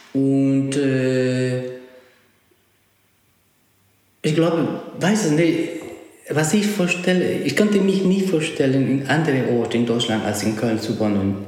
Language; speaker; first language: German; non-native, fluent; Spanish